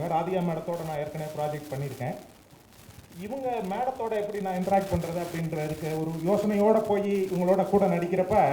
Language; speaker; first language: Tamil; native; Tamil